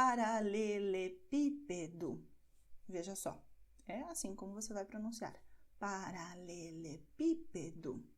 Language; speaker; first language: Portuguese; native; Portuguese